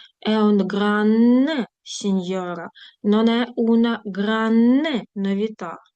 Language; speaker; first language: Italian; non-native, fluent; Ukrainian